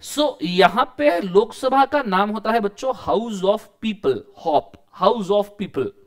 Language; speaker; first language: Hindi; non-native, local second language; Marathi